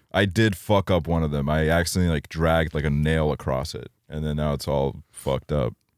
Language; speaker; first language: English; early bilingual, other home language; Estonian